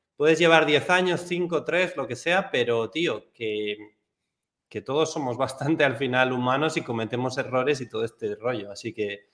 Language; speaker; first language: Spanish; native; Spanish